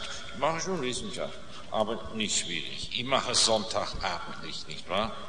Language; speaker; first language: German; non-native, fluent; English